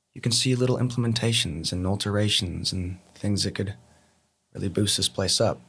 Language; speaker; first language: English; native; English